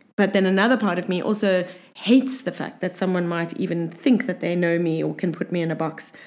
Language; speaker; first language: English; native; English